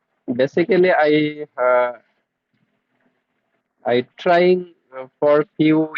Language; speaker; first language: English; non-native, learner; Bangla